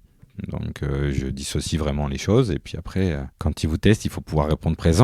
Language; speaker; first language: French; native; French